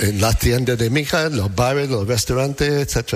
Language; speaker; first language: Spanish; non-native, learner; English